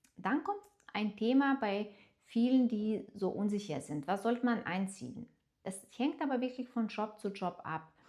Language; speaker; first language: German; non-native, fluent; Lithuanian